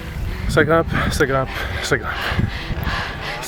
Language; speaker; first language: French; native; French